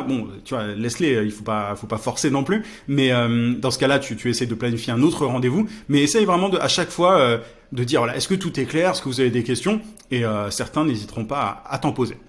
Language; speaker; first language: French; native; French